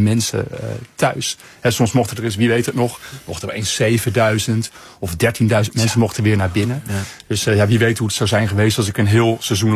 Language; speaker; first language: Dutch; native; Dutch